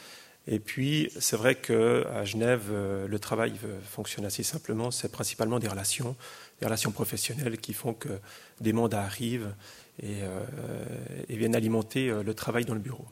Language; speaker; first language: French; native; French